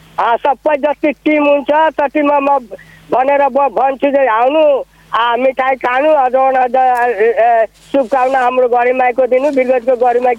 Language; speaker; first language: Nepali; non-native, local second language; Bhojpuri